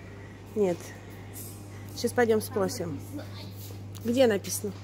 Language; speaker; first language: Russian; native; Russian